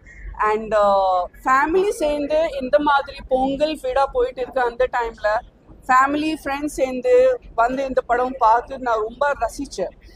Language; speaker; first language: Tamil; non-native, fluent; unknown